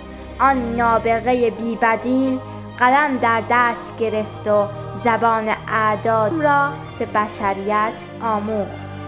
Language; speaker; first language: Persian; native; Persian